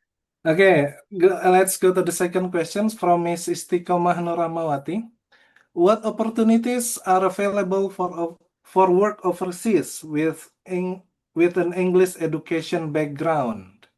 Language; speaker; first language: English; non-native, fluent; Indonesian